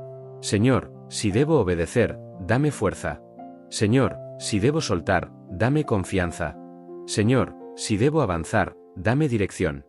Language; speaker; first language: Spanish; native; Spanish